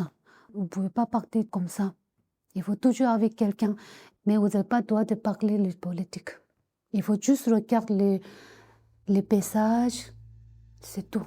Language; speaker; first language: French; non-native, learner; Tibetan